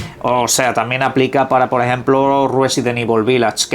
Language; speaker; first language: Spanish; native; Spanish